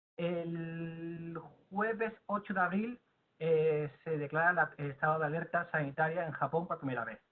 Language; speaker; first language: Spanish; native; Spanish